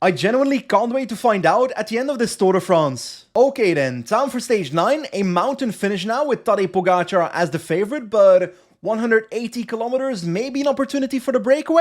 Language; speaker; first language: English; non-native, fluent; Dutch